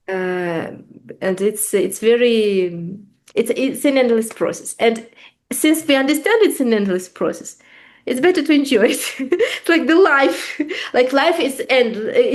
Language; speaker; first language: English; non-native, fluent; Russian